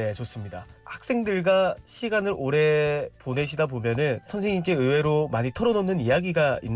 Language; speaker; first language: Korean; native; Korean